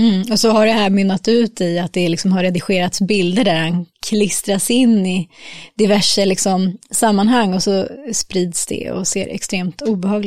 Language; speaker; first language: Swedish; native; Swedish